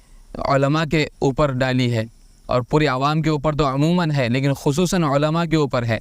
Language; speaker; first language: Urdu; native; Urdu